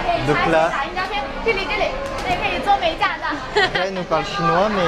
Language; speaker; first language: French; native; French